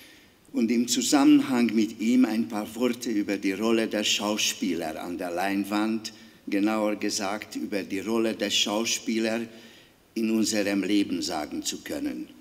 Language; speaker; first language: German; non-native, fluent; Hungarian